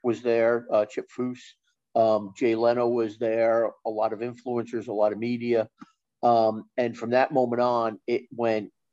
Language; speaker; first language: English; native; English